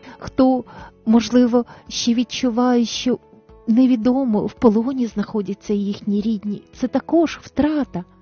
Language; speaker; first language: Ukrainian; native; Ukrainian